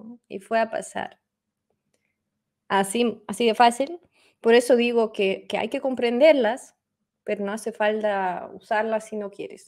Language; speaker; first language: Spanish; non-native, fluent; Russian